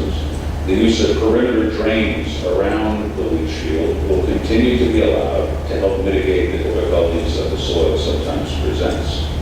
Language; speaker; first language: English; native; English